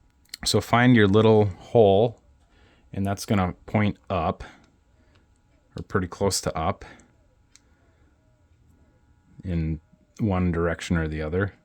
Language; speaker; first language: English; native; English